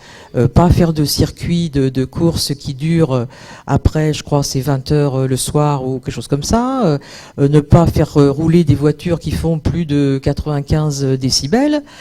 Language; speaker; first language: French; native; French